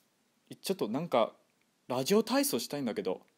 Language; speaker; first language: Japanese; non-native, fluent; English